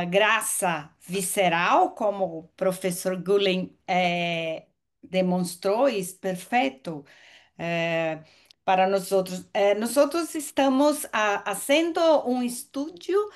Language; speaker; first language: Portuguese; non-native, learner; Spanish